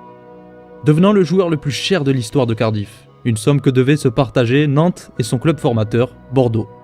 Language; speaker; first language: French; native; French